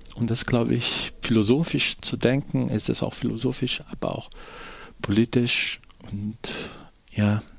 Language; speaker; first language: German; non-native, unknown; Portuguese